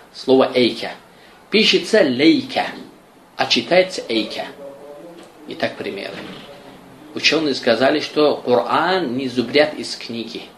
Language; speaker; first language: Russian; non-native, local second language; Azerbaijani